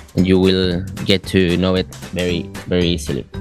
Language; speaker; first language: English; non-native, fluent; Spanish